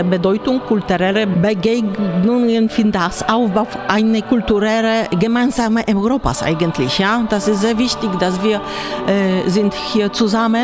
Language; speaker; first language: German; non-native, learner; Polish